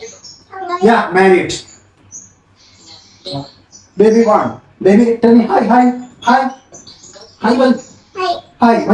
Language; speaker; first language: English; non-native, local second language; Malayalam